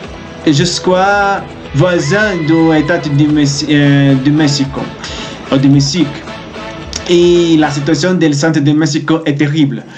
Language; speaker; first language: French; non-native, learner; Spanish